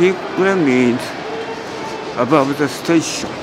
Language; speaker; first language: English; non-native, learner; Japanese